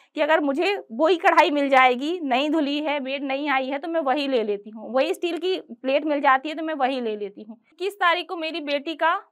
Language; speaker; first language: Hindi; native; Hindi